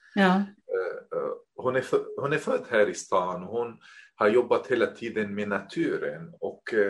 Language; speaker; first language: Swedish; non-native, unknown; Arabic